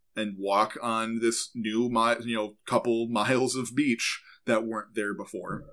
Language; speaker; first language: English; native; English